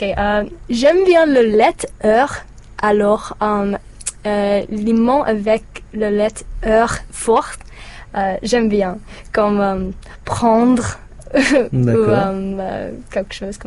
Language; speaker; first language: French; non-native, learner; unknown